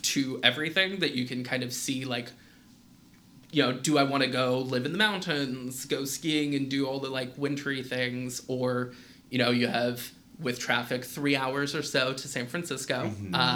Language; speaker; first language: English; native; English